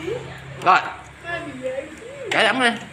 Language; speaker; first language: Vietnamese; native; Vietnamese